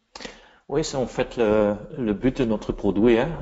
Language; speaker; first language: French; non-native, fluent; Dutch